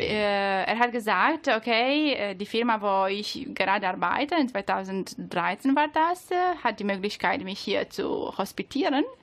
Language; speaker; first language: German; non-native, learner; Italian